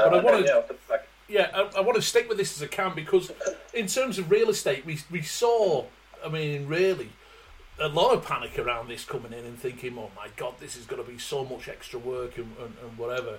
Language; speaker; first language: English; native; English